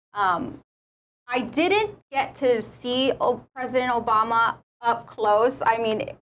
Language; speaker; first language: English; native; English